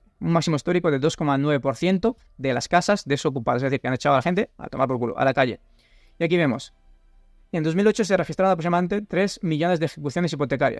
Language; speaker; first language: Spanish; native; Spanish